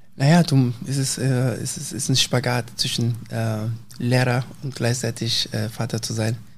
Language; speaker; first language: German; early bilingual, other home language; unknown